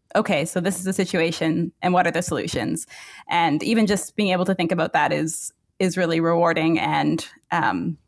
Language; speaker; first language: English; native; English